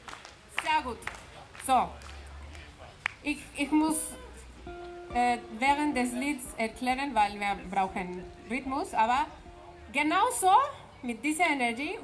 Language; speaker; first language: German; non-native, fluent; Spanish